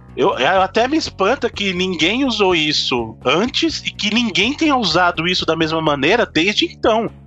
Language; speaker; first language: Portuguese; native; Portuguese